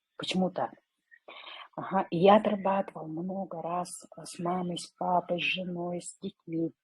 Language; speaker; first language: Russian; non-native, local second language; Yakut